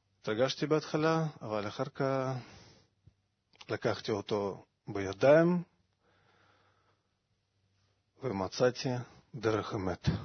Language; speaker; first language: Hebrew; non-native, learner; Russian